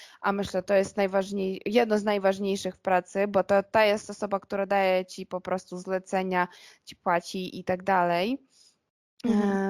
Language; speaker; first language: Polish; non-native, fluent; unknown